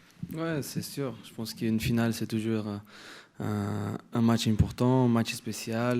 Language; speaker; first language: French; non-native, fluent; Portuguese